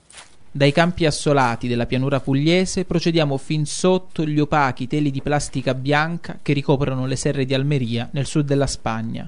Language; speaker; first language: Italian; native; Italian